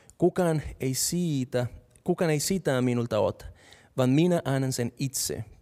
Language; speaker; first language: Finnish; non-native, fluent; Spanish